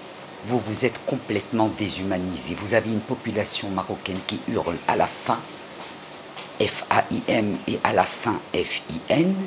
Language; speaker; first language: French; non-native, local second language; Arabic